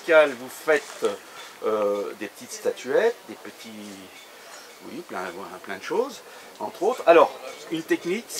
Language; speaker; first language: French; native; French